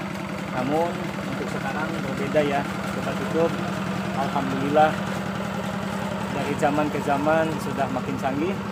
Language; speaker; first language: Indonesian; native; Indonesian